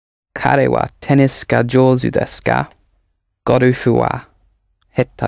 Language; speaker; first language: Japanese; non-native, learner; English